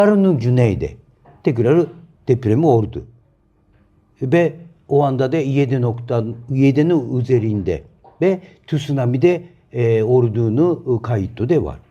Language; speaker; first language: Turkish; non-native, fluent; Japanese